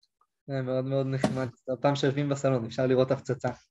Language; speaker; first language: Hebrew; native; Hebrew